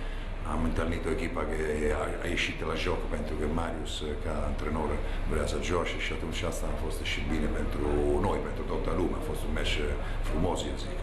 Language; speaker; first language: Romanian; non-native, fluent; Italian